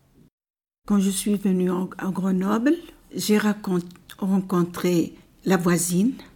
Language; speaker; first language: French; non-native, learner; Arabic